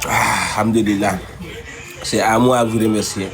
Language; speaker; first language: French; non-native, local second language; Wolof